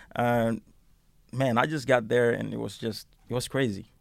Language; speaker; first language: English; non-native, fluent; Finnish